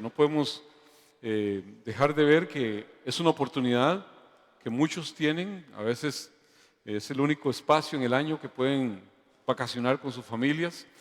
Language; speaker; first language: Spanish; native; Spanish